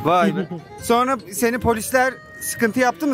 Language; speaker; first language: Turkish; native; Turkish